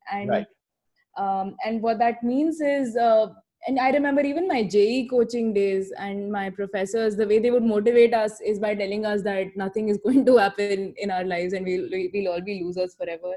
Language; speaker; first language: English; non-native, local second language; Hindi